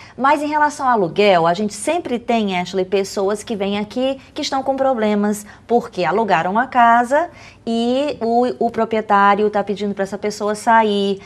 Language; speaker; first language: Portuguese; native; Portuguese